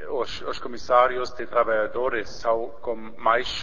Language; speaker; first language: Portuguese; non-native, learner; German